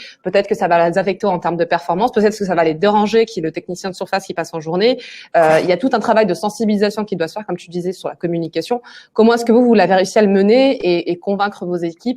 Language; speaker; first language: French; native; French